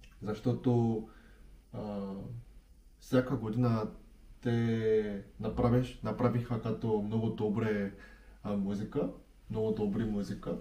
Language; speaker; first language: Bulgarian; non-native, learner; Korean